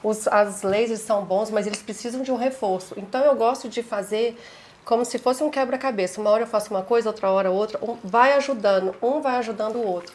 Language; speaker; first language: Portuguese; native; Portuguese